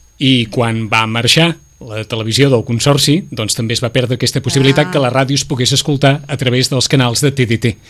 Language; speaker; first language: Catalan; native; Catalan